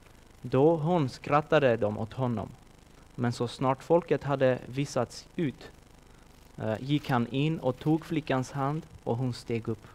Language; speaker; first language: Swedish; non-native, fluent; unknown